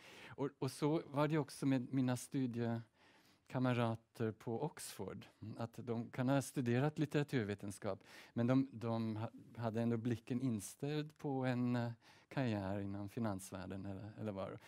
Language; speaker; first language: Swedish; early bilingual, heritage; Swedish